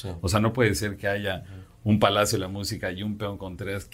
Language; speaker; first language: Spanish; native; Spanish